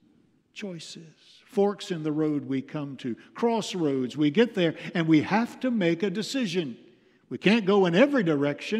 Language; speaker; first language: English; native; English